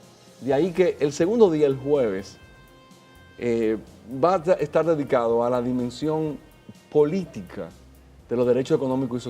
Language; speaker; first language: Spanish; native; Spanish